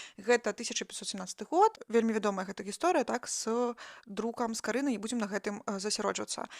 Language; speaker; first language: Belarusian; non-native, local second language; Russian